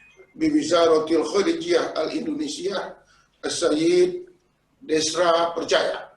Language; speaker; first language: Arabic; non-native, fluent; Indonesian